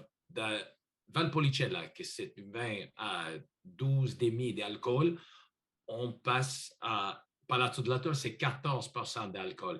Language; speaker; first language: French; non-native, learner; English